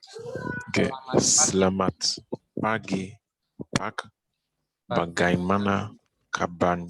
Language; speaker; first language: Indonesian; non-native, learner; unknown